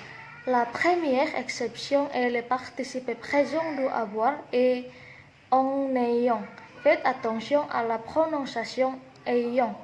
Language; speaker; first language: French; non-native, learner; Indonesian